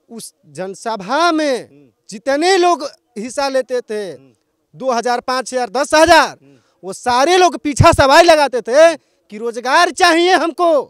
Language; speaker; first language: Hindi; native; Hindi